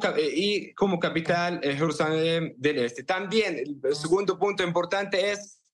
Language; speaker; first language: Spanish; non-native, fluent; Arabic